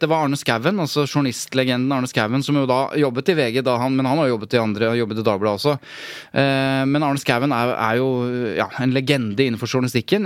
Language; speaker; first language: Norwegian; native; Norwegian